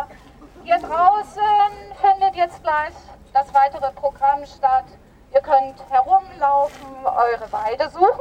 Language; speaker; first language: German; native; German